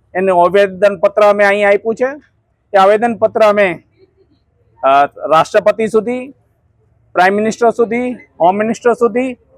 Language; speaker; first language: Gujarati; non-native, local second language; Sindhi